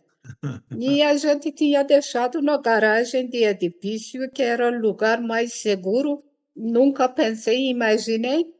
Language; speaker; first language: Portuguese; non-native, fluent; Persian